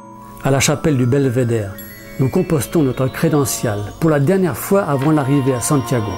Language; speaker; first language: French; native; French